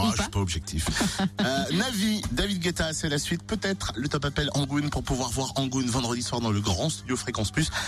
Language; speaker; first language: French; native; French